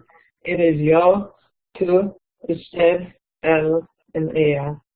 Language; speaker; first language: Spanish; non-native, learner; English